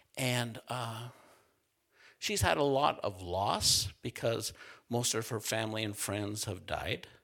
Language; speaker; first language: English; native; English